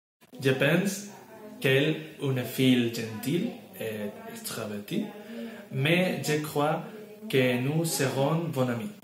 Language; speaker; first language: French; non-native, learner; Spanish